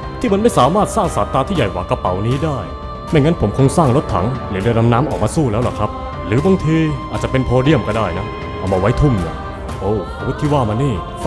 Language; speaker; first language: Thai; native; Thai